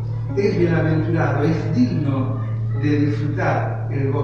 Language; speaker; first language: Spanish; native; Spanish